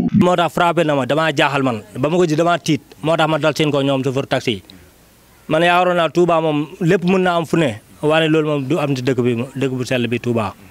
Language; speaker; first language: Wolof; native; Wolof